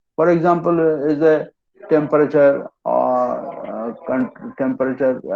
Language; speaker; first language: English; non-native, local second language; Bangla